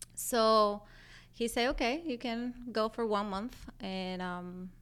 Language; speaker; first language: English; non-native, fluent; Spanish